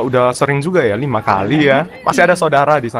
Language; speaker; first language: Indonesian; native; Indonesian